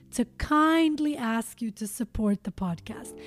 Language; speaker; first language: English; non-native, fluent; Albanian